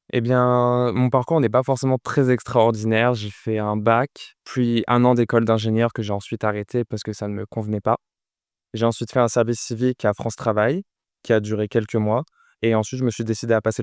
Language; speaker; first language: French; native; French